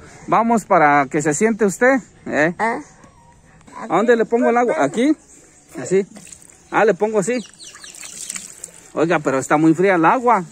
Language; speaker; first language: Spanish; native; Spanish